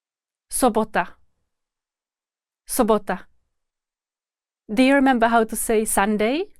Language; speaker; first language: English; non-native, fluent; Czech